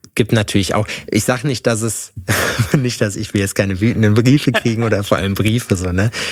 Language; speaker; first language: German; native; German